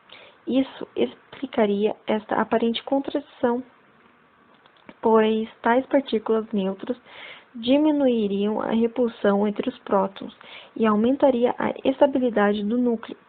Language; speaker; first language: Portuguese; native; Portuguese